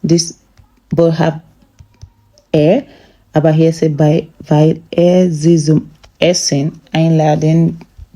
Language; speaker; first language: German; non-native, fluent; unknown